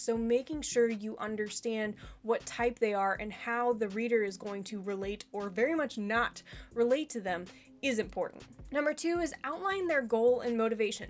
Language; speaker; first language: English; native; English